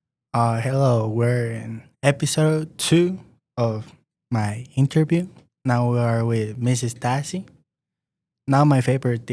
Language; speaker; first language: English; non-native, learner; Spanish